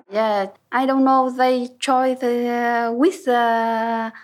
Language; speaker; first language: English; non-native, learner; Vietnamese